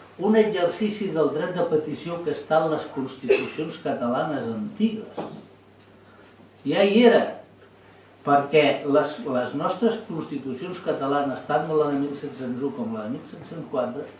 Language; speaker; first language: Catalan; native; Catalan